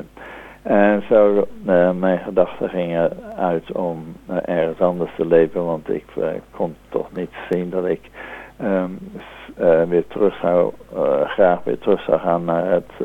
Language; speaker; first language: Dutch; native; Dutch